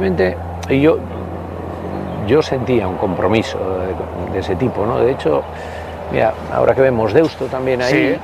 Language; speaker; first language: Spanish; native; Spanish